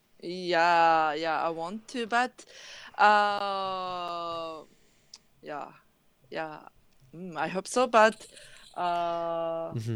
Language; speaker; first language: English; non-native, learner; Japanese